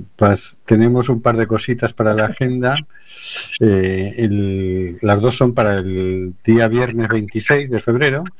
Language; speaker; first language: Spanish; native; Spanish